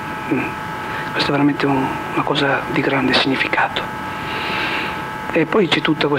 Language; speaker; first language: Italian; native; Italian